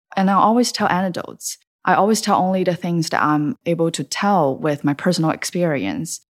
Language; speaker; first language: English; early bilingual, other home language; Chinese